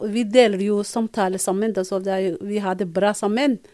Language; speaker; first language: Norwegian; non-native, fluent; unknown